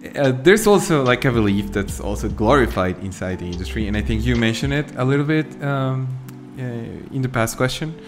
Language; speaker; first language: English; non-native, fluent; Spanish